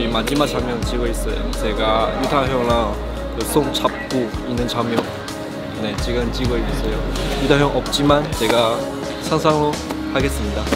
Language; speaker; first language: Korean; non-native, fluent; Chinese